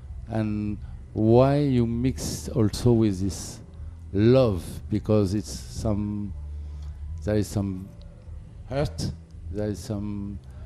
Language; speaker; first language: English; non-native, learner; French